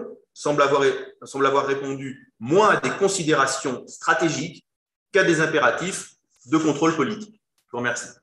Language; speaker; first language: French; native; French